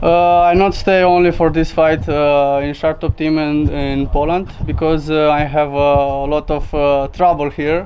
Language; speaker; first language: English; non-native, learner; Romanian